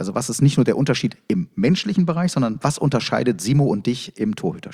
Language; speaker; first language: German; native; German